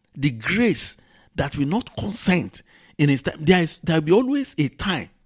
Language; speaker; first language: English; non-native, local second language; Yoruba